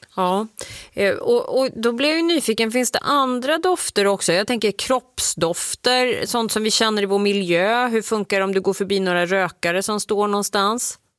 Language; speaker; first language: Swedish; native; Swedish